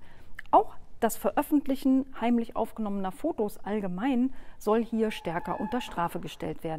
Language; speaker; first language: German; native; German